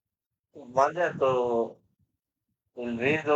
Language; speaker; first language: Italian; non-native, learner; Bangla